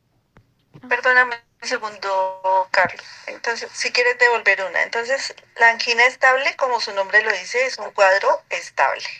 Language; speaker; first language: Spanish; native; Spanish